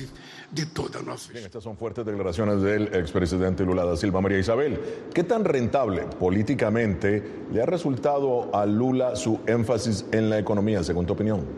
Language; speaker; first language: Spanish; native; Spanish